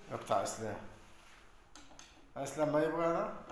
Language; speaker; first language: Arabic; non-native, learner; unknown